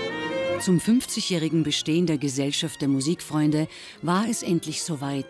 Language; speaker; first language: German; native; German